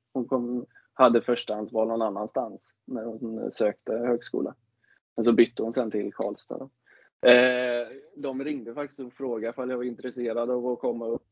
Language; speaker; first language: Swedish; native; Swedish